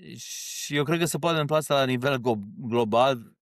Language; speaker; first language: Romanian; early bilingual, heritage; Romanian